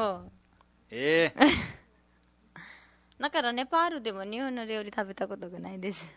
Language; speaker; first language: Japanese; non-native, learner; Nepali